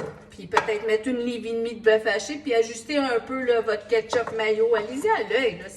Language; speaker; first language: French; native; French